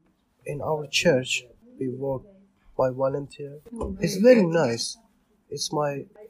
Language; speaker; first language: English; non-native, learner; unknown